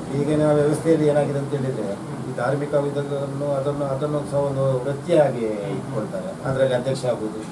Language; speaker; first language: Kannada; non-native, local second language; Tulu